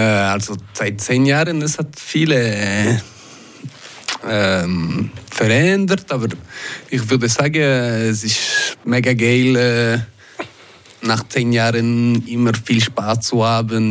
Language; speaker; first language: German; non-native, local second language; French